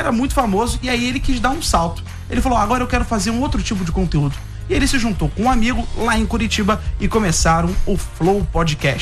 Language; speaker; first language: Portuguese; native; Portuguese